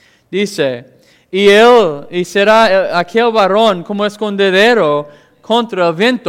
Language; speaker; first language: Spanish; non-native, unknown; English